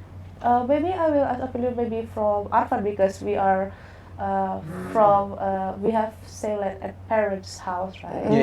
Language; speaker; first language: English; non-native, learner; Indonesian